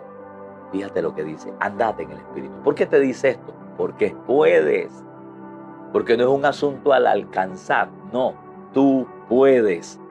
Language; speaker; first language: Spanish; native; Spanish